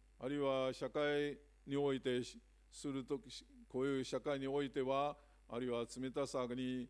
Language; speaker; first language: Japanese; non-native, fluent; Chinese